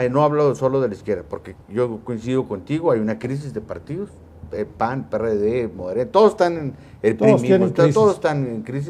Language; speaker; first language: Spanish; native; Spanish